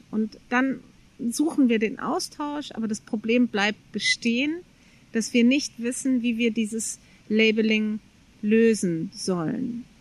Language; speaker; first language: German; native; German